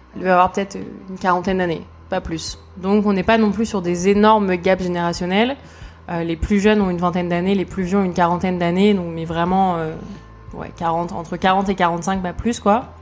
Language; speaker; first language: French; native; French